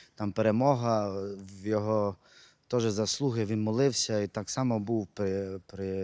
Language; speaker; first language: Ukrainian; non-native, local second language; Hungarian